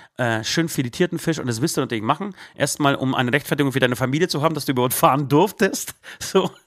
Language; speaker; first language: German; early bilingual, other home language; Polish